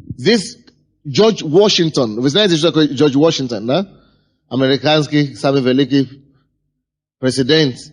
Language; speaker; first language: Russian; non-native, fluent; Yoruba